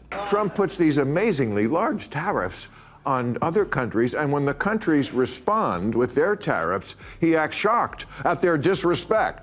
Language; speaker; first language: English; native; English